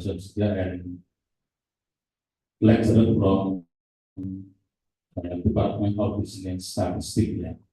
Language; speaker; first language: English; non-native, fluent; Indonesian